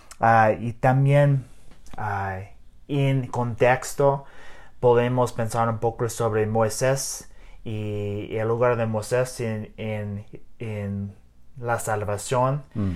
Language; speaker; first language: Spanish; non-native, learner; English